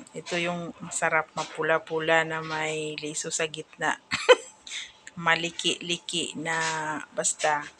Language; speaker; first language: Filipino; non-native, local second language; Hiligaynon